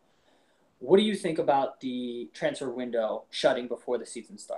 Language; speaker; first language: English; native; English